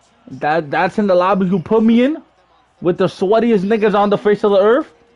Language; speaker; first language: English; early bilingual, other home language; Spanish